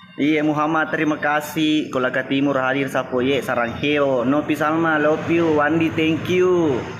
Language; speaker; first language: Indonesian; non-native, local second language; Buginese